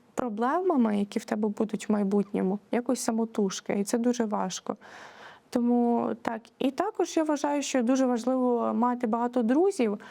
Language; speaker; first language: Ukrainian; native; Ukrainian